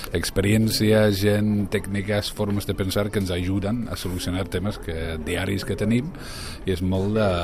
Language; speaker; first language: Catalan; non-native, fluent; English